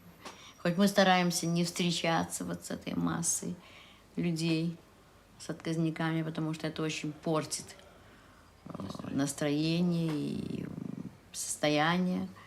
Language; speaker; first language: Russian; native; Russian